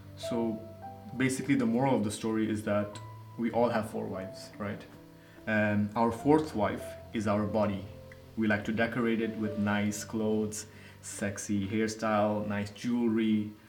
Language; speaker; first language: English; non-native, local second language; Nepali